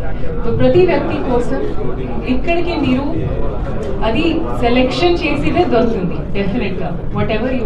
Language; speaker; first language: Telugu; non-native, fluent; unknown